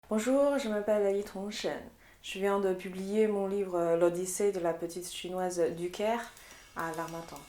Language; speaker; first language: French; non-native, fluent; Chinese